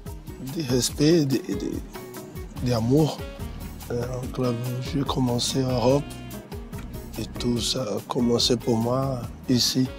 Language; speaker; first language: French; non-native, fluent; Portuguese